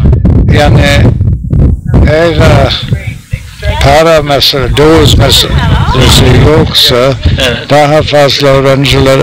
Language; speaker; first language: Turkish; non-native, learner; English